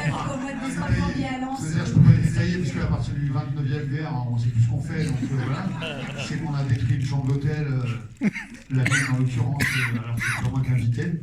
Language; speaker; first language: French; native; French